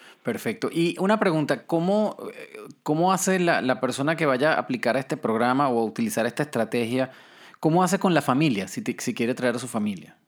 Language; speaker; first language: Spanish; native; Spanish